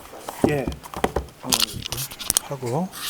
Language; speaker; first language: Korean; native; Korean